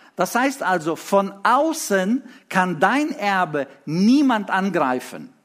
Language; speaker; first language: German; early bilingual, other home language; Russian